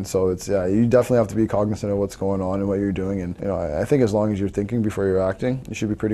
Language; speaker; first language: English; native; English